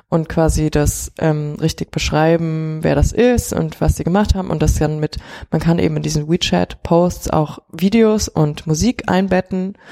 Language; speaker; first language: German; early bilingual, heritage; Chinese